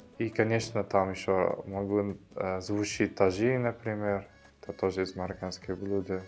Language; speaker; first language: Russian; non-native, fluent; Arabic